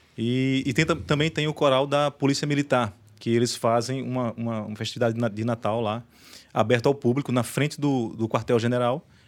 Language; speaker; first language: Portuguese; native; Portuguese